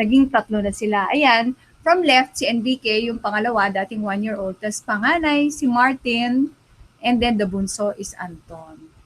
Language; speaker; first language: Filipino; non-native, local second language; Iloko